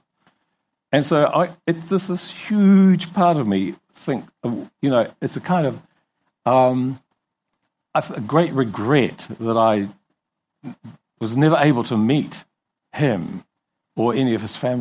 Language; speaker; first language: English; native; English